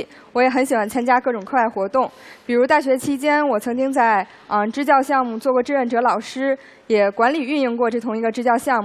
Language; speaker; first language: Chinese; native; Chinese